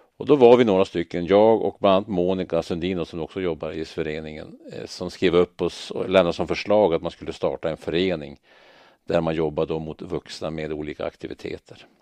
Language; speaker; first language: Swedish; native; Swedish